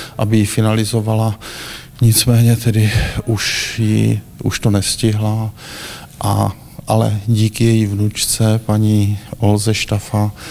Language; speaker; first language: Czech; native; Czech